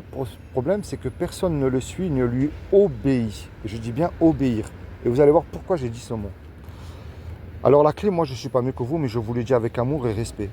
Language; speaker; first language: French; native; French